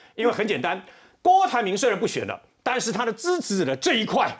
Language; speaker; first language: Chinese; native; Chinese